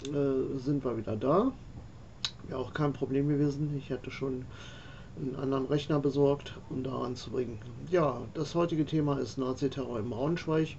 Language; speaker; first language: German; native; German